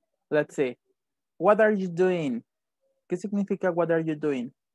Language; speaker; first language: English; non-native, fluent; Spanish